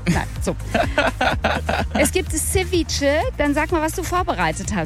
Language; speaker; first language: German; native; German